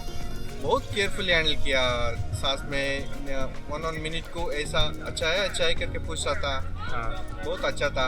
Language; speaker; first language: Hindi; non-native, local second language; Bangla